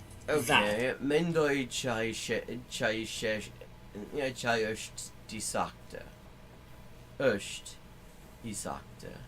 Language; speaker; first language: Albanian; non-native, learner; English